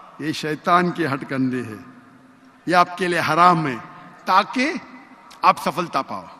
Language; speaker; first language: Urdu; non-native, local second language; Konkani